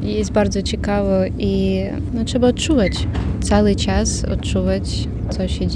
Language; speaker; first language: Polish; non-native, learner; Ukrainian